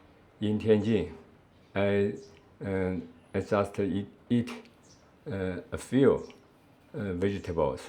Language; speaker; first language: English; non-native, learner; Chinese